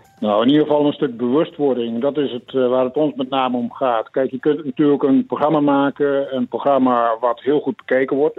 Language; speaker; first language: Dutch; native; Dutch